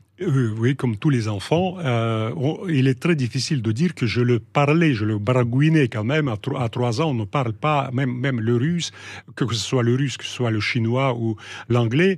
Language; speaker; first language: French; non-native, fluent; Russian